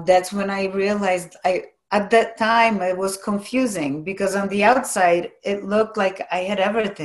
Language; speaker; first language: English; non-native, fluent; Polish